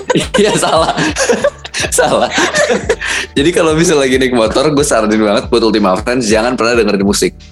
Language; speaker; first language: Indonesian; native; Indonesian